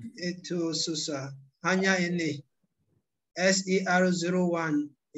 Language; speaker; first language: Indonesian; non-native, learner; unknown